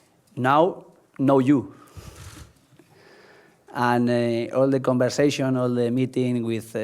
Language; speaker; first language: English; non-native, learner; Spanish